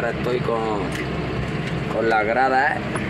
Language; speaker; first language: Spanish; native; Spanish